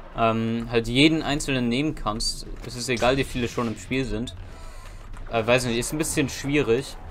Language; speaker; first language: German; native; German